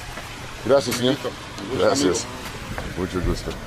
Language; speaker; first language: Spanish; non-native, learner; English